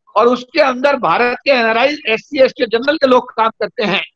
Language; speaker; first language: Hindi; native; Hindi